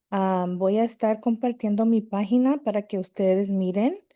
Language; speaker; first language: Spanish; early bilingual, heritage; Spanish